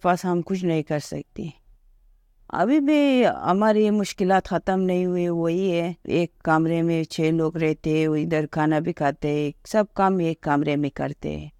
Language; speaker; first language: Hindi; non-native, learner; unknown